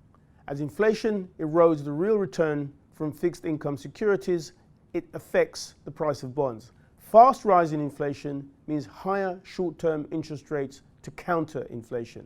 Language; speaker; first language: English; native; English